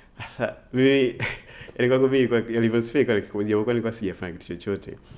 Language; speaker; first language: Swahili; native; Swahili